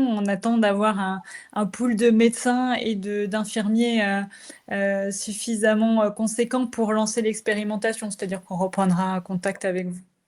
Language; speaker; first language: French; native; French